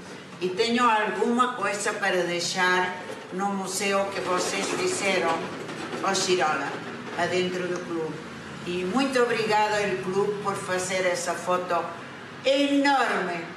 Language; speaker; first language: Portuguese; non-native, learner; Spanish